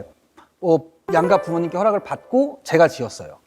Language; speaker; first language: Korean; native; Korean